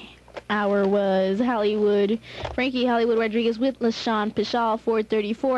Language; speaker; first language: English; native; English